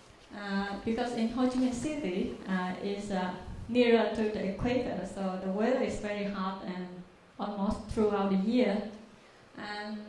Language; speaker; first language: English; non-native, learner; Vietnamese